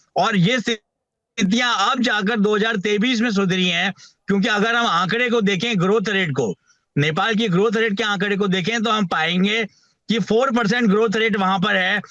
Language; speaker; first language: Hindi; native; Hindi